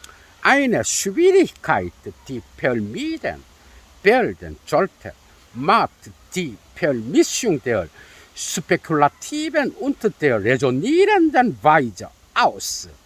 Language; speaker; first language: German; non-native, fluent; Korean